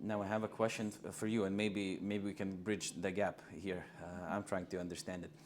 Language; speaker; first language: English; non-native, fluent; Lithuanian